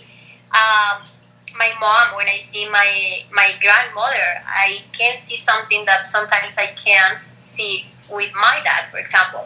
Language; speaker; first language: English; non-native, fluent; Spanish